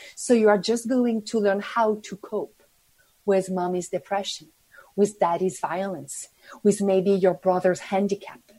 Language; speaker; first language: English; non-native, fluent; French